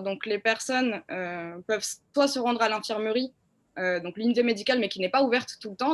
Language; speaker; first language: French; native; French